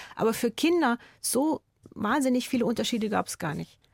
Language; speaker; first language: German; native; German